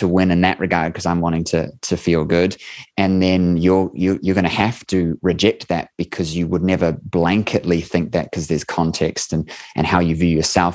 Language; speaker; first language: English; native; English